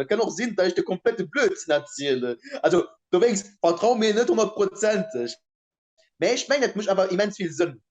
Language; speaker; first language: German; non-native, local second language; Luxembourgish